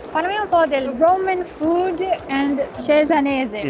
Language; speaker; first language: Italian; non-native, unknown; English